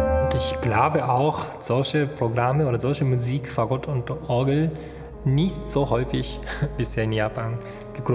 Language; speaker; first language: German; non-native, fluent; Japanese